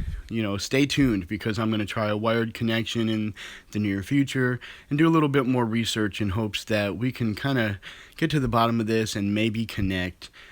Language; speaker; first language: English; native; English